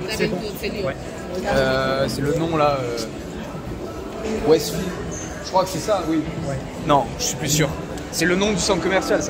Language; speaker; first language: French; native; French